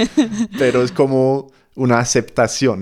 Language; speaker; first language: Spanish; non-native, fluent; English